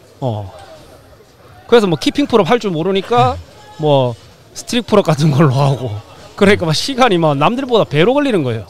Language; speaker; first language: Korean; native; Korean